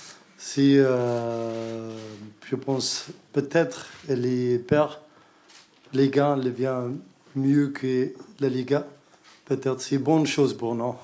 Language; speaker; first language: French; non-native, learner; Arabic